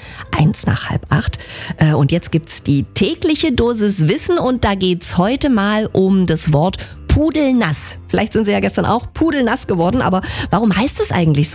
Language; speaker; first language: German; native; German